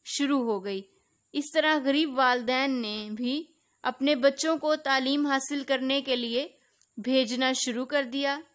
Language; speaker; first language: Urdu; native; Urdu